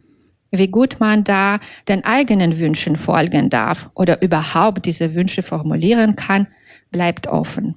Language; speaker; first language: German; non-native, fluent; Russian